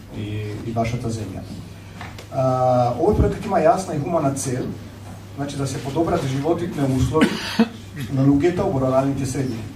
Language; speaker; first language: Macedonian; non-native, fluent; Slovenian